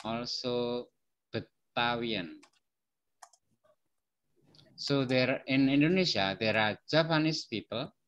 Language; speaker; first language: English; non-native, fluent; Indonesian